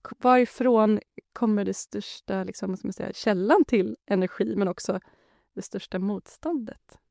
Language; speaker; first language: Swedish; native; Swedish